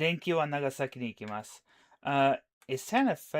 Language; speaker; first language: Japanese; non-native, learner; English